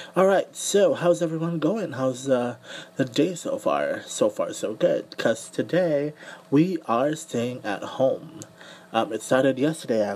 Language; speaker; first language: English; non-native, local second language; Cebuano